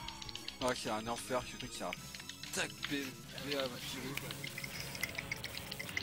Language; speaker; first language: French; native; French